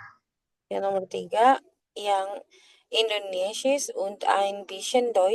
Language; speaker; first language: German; non-native, learner; Indonesian